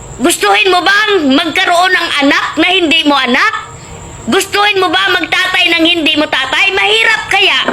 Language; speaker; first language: Filipino; non-native, local second language; Hiligaynon